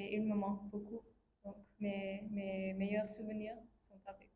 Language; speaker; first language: French; non-native, fluent; English